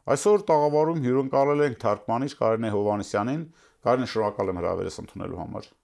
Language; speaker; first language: Armenian; native; Armenian